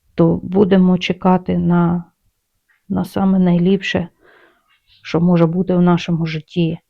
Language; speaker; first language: Ukrainian; non-native, local second language; Russian